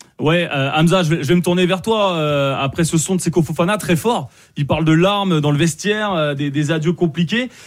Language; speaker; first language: French; native; French